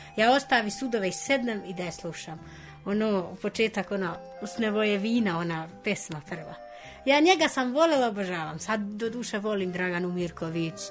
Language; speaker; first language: Serbian; non-native, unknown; Albanian